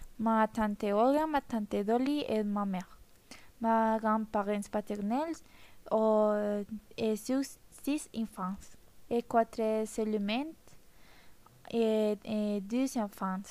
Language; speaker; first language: French; non-native, learner; Spanish